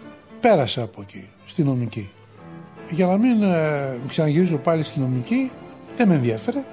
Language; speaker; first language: Greek; native; Greek